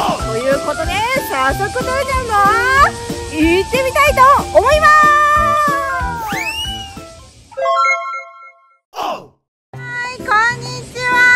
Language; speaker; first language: Japanese; native; Japanese